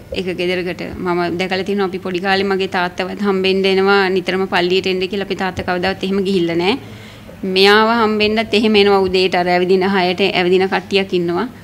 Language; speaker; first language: Sinhala; non-native, local second language; Tamil